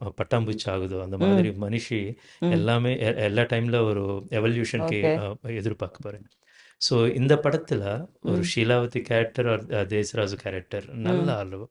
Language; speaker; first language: Tamil; non-native, learner; Telugu